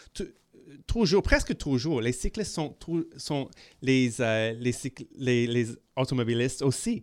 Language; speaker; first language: French; non-native, local second language; English